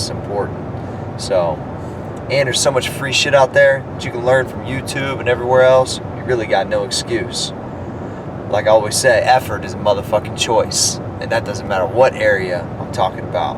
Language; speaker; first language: English; native; English